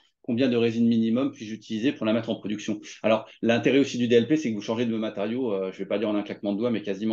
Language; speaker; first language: French; native; French